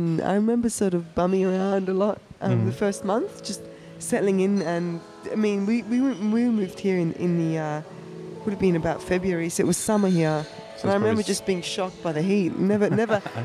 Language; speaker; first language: English; early bilingual, other home language; German